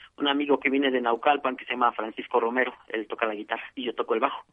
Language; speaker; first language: Spanish; native; Spanish